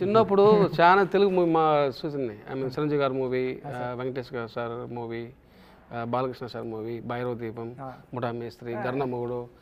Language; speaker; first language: Telugu; non-native, learner; Tamil